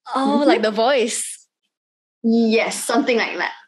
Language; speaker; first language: English; non-native, local second language; Cantonese